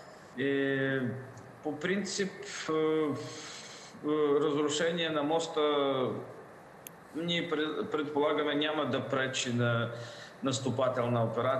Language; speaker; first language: Bulgarian; non-native, fluent; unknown